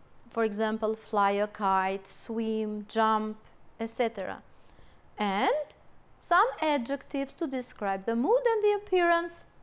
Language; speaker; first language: English; non-native, fluent; Albanian